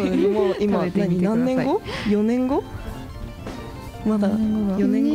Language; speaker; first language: Japanese; native; Japanese